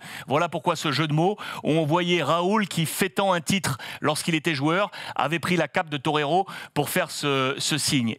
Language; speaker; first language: French; native; French